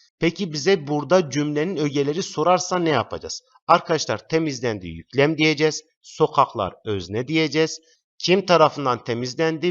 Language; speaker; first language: Turkish; native; Turkish